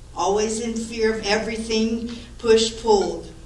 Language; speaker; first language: English; native; English